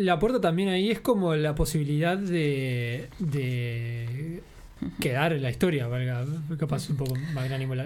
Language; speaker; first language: Spanish; native; Spanish